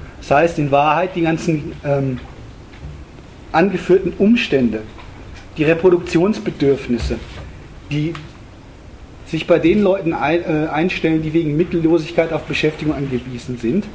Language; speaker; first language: German; native; German